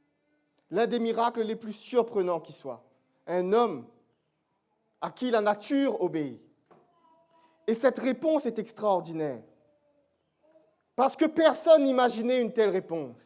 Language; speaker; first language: French; native; French